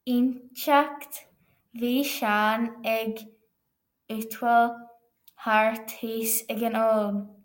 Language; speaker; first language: Irish; native; Irish